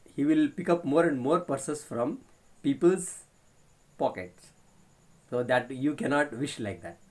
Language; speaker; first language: English; non-native, local second language; Kannada